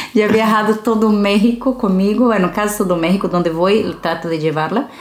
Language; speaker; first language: Spanish; early bilingual, other home language; Portuguese